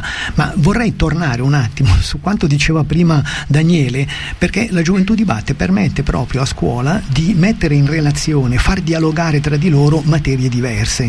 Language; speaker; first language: Italian; native; Italian